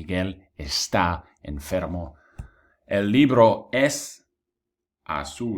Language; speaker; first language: Spanish; non-native, fluent; English